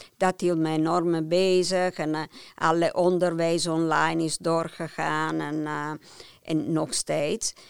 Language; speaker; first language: Dutch; non-native, fluent; Italian